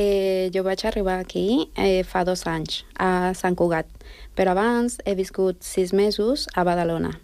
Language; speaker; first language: Catalan; non-native, fluent; Spanish